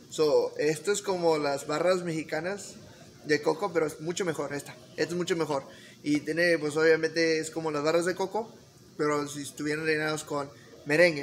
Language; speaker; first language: Spanish; early bilingual, heritage; Spanish